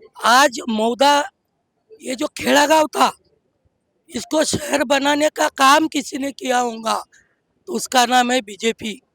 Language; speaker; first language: Hindi; non-native, local second language; Marathi